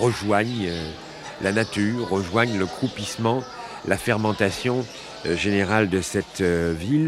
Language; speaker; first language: French; native; French